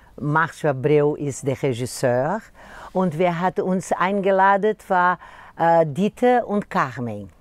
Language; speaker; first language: German; non-native, learner; Portuguese